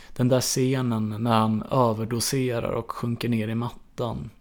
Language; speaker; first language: Swedish; native; Swedish